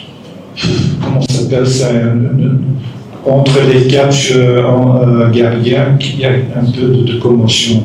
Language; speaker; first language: French; non-native, fluent; Dutch